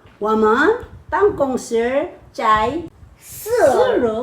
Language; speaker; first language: Chinese; non-native, learner; Korean